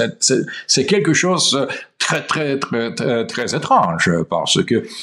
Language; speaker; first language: French; non-native, fluent; Russian